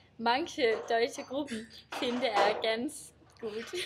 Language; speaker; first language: German; non-native, learner; Danish